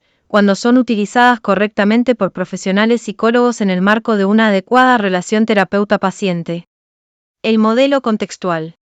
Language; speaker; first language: Spanish; native; Spanish